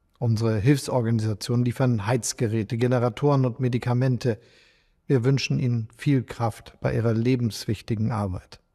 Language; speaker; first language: German; native; German